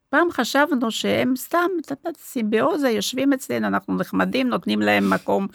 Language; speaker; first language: Hebrew; non-native, fluent; Russian